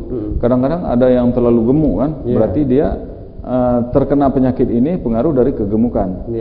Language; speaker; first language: Malay; native; Malay